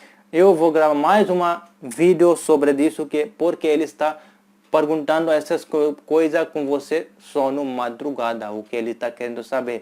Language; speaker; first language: Portuguese; non-native, fluent; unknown